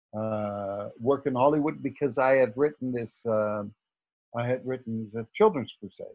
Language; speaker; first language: English; non-native, fluent; Dutch